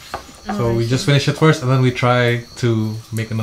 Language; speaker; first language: English; non-native, fluent; Indonesian